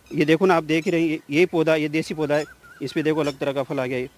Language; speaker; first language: Hindi; native; Hindi